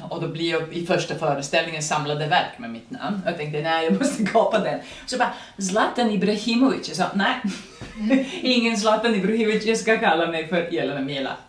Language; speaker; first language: Swedish; non-native, fluent; Serbian